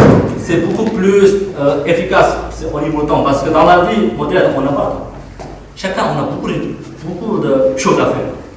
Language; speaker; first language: French; non-native, fluent; Chinese